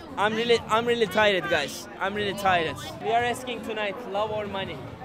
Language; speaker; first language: English; non-native, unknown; Turkish